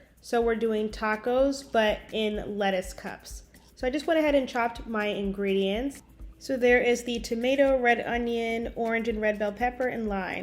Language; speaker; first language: English; native; English